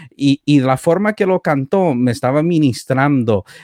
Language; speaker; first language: Spanish; early bilingual, heritage; Spanish